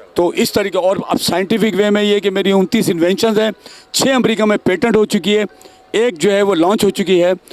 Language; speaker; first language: Urdu; native; Urdu